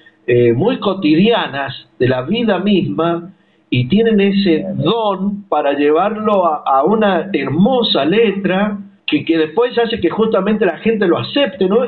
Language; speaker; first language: Spanish; native; Spanish